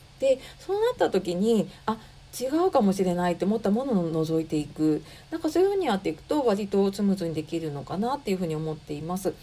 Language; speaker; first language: Japanese; native; Japanese